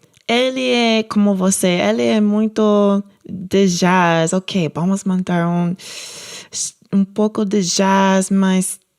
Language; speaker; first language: Portuguese; non-native, learner; English